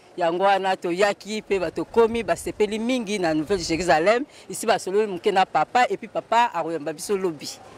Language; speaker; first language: Lingala; non-native, local second language; Kongo